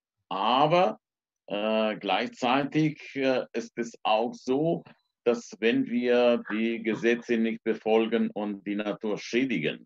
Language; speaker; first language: German; non-native, fluent; Romanian